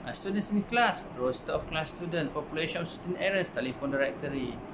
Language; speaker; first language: English; non-native, local second language; Malay